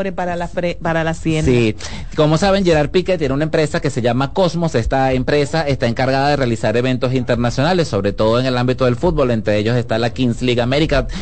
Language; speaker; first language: Spanish; native; Spanish